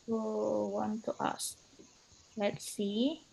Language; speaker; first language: English; non-native, fluent; Indonesian